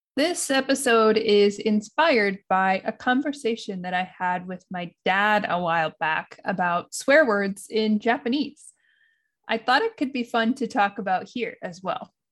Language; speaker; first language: English; native; English